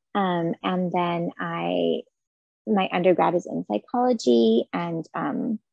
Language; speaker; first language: English; non-native, fluent; Hebrew